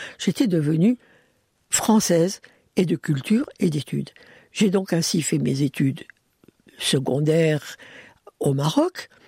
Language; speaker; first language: French; early bilingual, other home language; Hungarian